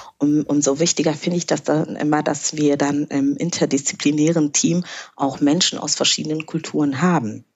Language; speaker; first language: German; early bilingual, other home language; Kinyarwanda